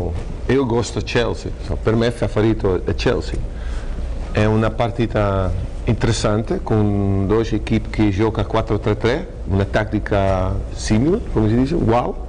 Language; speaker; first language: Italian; non-native, fluent; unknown